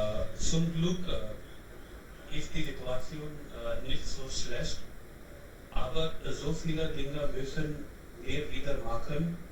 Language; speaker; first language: German; non-native, learner; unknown